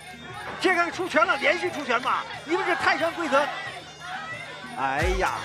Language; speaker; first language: Chinese; native; Chinese